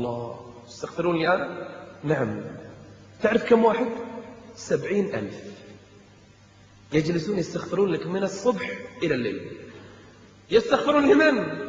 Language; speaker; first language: Arabic; native; Arabic